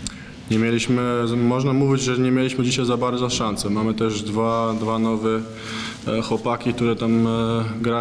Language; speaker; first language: Polish; non-native, learner; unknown